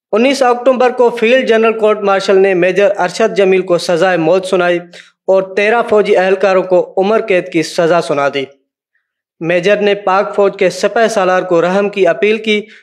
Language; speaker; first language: Urdu; non-native, local second language; Sindhi